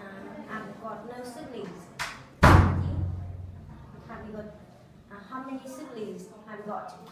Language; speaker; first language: English; non-native, learner; Vietnamese